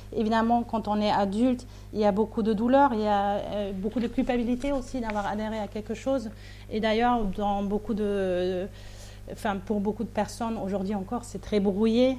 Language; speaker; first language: French; non-native, fluent; German